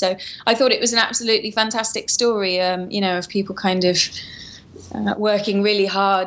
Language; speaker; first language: English; native; English